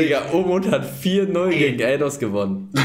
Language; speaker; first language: German; native; German